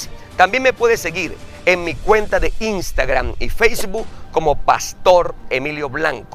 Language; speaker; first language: Spanish; native; Spanish